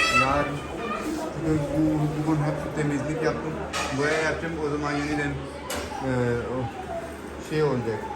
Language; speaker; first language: Turkish; non-native, learner; Urdu